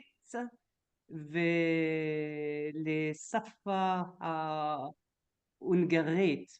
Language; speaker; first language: Hebrew; non-native, learner; French